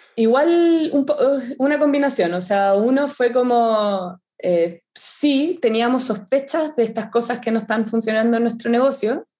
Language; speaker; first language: Spanish; native; Spanish